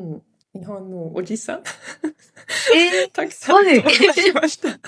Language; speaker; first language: Japanese; non-native, learner; Italian